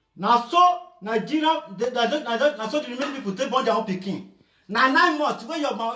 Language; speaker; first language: Nigerian Pidgin; non-native, local second language; Yoruba